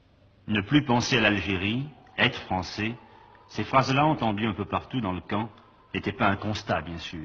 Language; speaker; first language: French; native; French